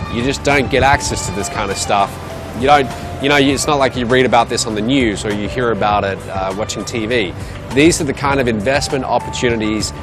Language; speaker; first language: English; native; English